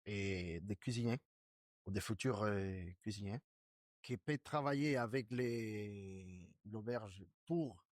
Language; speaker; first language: French; non-native, fluent; Spanish